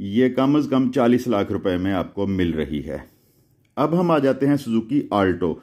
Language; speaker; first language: Urdu; non-native, local second language; Punjabi